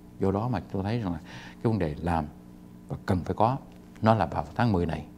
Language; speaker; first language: Vietnamese; native; Vietnamese